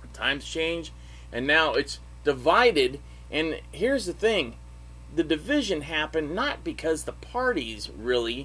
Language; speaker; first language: English; native; English